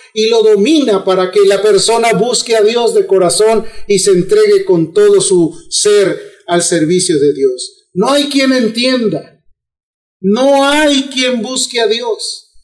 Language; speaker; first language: Spanish; native; Spanish